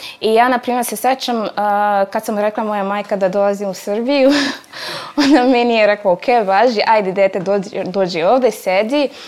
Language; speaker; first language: Serbian; non-native, fluent; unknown